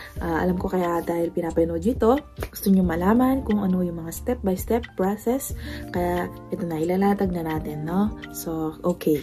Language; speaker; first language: Filipino; non-native, local second language; Pampanga